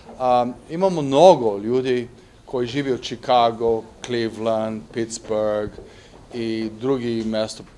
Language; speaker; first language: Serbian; early bilingual, heritage; Serbian